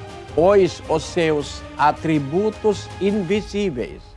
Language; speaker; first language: Portuguese; non-native, learner; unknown